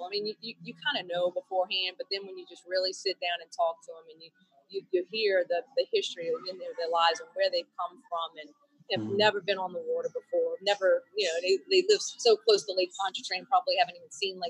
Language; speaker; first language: English; native; English